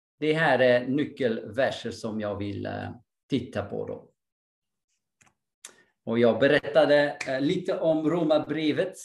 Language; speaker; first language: Swedish; non-native, fluent; English